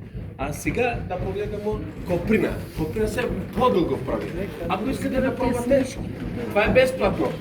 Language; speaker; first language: Bulgarian; non-native, learner; Serbian